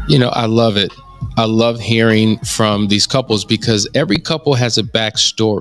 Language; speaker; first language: English; native; English